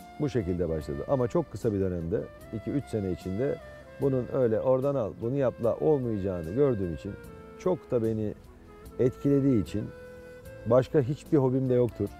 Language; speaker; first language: Turkish; native; Turkish